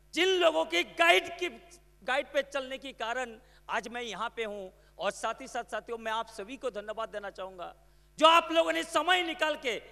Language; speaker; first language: Hindi; non-native, local second language; Bangla